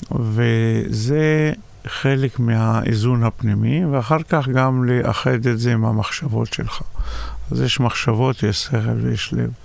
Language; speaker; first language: Hebrew; non-native, local second language; Arabic